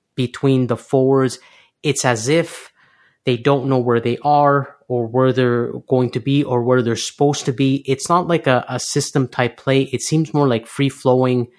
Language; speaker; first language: English; native; English